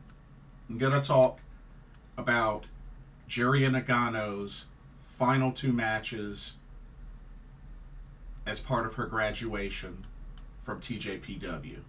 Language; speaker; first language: English; native; English